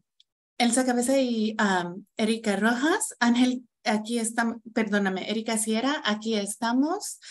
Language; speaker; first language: Spanish; non-native, fluent; English